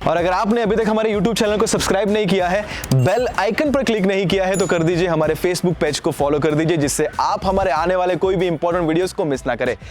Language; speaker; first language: Hindi; non-native, local second language; Gujarati